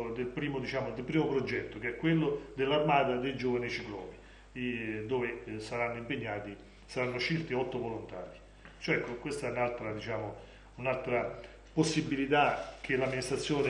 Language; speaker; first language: Italian; native; Italian